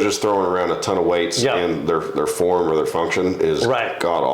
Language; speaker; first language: English; native; English